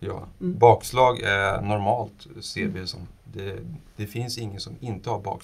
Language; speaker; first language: Swedish; non-native, fluent; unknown